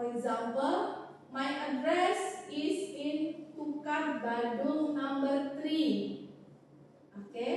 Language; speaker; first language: English; non-native, fluent; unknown